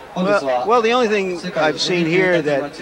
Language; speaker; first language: English; native; English